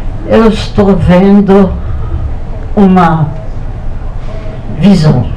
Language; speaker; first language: Portuguese; non-native, fluent; Polish